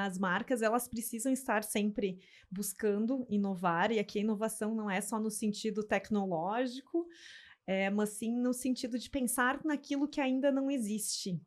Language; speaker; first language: Portuguese; native; Portuguese